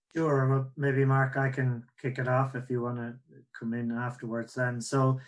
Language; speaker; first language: English; native; English